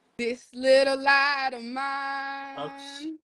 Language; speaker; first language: English; native; English